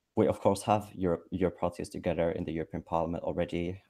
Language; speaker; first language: English; non-native, fluent; Finnish